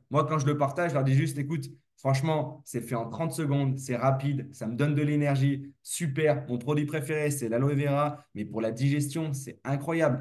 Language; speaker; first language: French; native; French